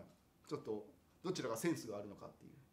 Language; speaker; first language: Japanese; native; Japanese